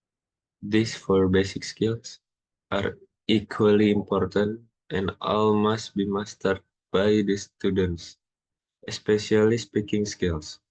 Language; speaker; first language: English; non-native, learner; Indonesian